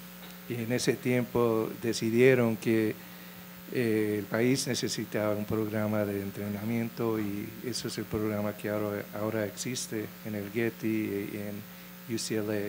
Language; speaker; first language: Spanish; non-native, fluent; English